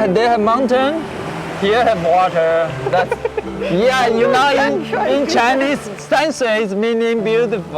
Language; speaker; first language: English; non-native, learner; Chinese